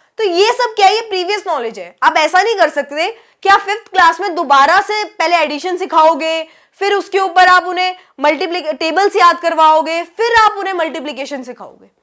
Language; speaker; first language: Hindi; native; Hindi